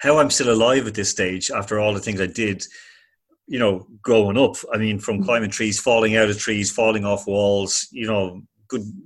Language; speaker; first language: English; native; English